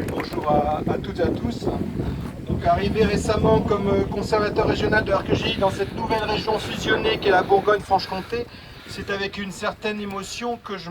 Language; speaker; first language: French; native; French